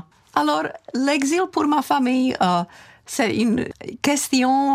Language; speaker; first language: French; non-native, fluent; Czech